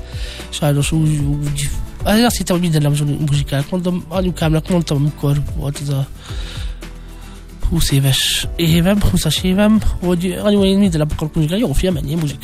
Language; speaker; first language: Hungarian; native; Hungarian